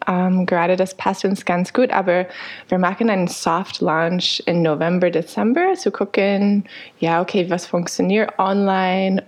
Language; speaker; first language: German; non-native, fluent; English